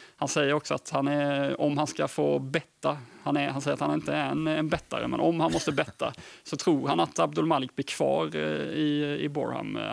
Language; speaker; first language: Swedish; native; Swedish